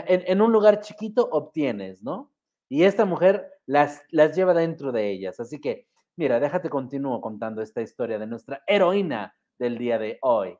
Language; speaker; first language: Spanish; native; Spanish